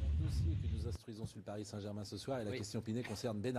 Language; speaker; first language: French; native; French